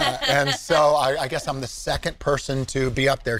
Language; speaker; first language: English; native; English